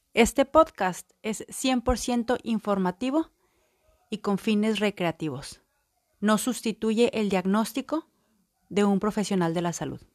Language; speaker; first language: Spanish; native; Spanish